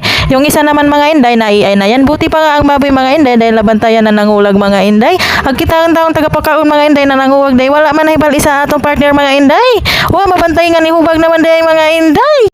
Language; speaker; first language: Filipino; non-native, local second language; Cebuano